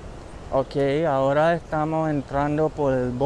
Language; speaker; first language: Spanish; early bilingual, heritage; English